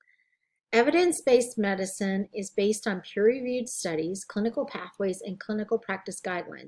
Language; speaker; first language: English; native; English